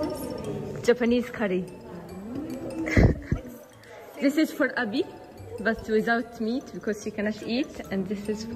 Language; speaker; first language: English; non-native, learner; Japanese